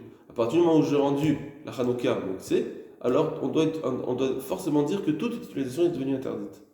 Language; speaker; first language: French; native; French